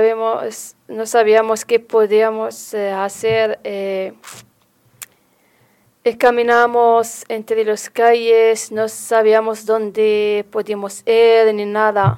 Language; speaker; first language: Spanish; non-native, learner; Arabic